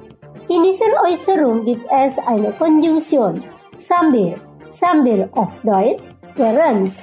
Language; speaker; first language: German; non-native, learner; Indonesian